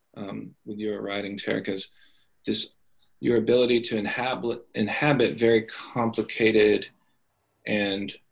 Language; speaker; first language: English; native; English